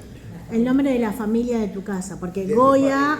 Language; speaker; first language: Spanish; native; Spanish